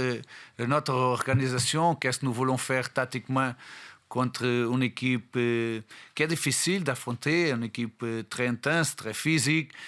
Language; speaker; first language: French; non-native, fluent; Portuguese